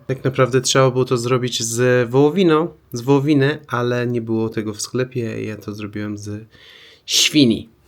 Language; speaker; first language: Polish; non-native, fluent; Persian